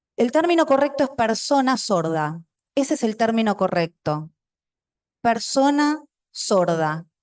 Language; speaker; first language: Spanish; non-native, local second language; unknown